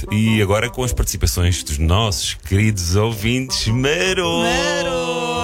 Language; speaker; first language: Portuguese; native; Portuguese